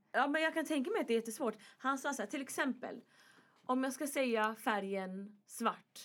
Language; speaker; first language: Swedish; early bilingual, other home language; Arabic